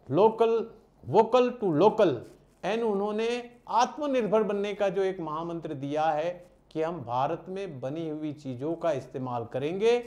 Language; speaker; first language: Hindi; non-native, local second language; Gujarati